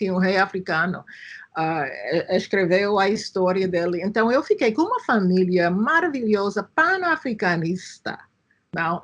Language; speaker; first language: Portuguese; non-native, fluent; English